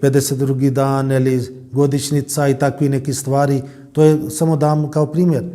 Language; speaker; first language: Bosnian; non-native, learner; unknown